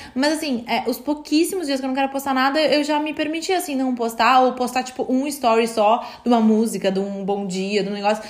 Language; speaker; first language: Portuguese; native; Portuguese